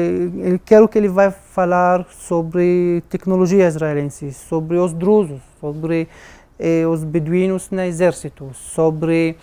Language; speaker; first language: Portuguese; non-native, learner; Arabic